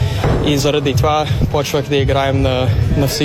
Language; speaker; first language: Bulgarian; non-native, learner; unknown